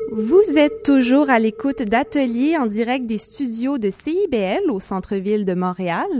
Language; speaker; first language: French; native; French